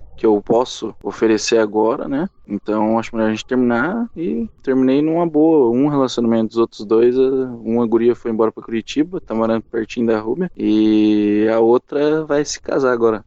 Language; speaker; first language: Portuguese; native; Portuguese